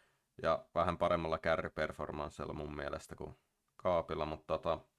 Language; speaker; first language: Finnish; native; Finnish